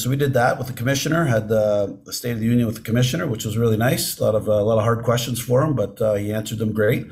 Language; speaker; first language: English; native; English